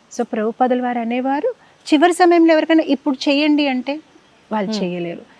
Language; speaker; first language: Telugu; non-native, fluent; Gujarati